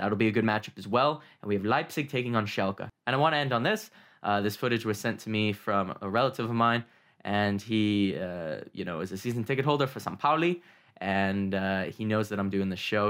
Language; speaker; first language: English; native; English